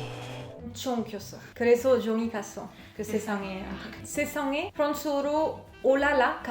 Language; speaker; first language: Korean; non-native, learner; French